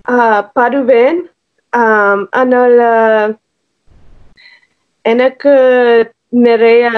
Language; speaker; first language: Tamil; non-native, learner; English